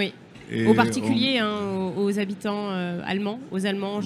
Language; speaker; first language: French; native; French